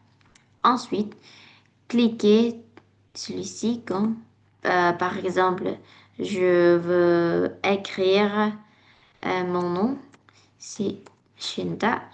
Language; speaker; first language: French; non-native, learner; Indonesian